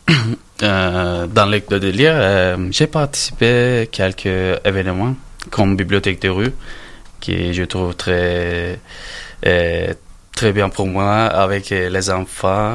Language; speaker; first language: French; non-native, learner; Turkish